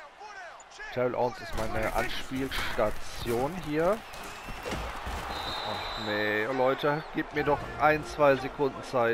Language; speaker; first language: German; native; German